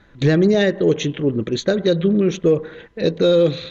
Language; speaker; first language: Russian; non-native, local second language; Georgian